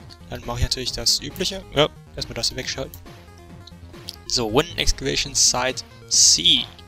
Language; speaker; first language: German; native; German